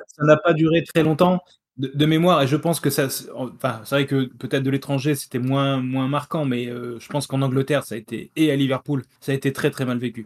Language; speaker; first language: French; native; French